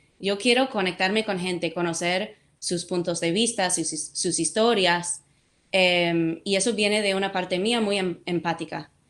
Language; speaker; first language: Spanish; non-native, fluent; English